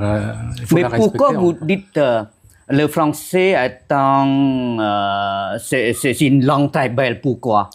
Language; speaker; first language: French; non-native, fluent; Khmer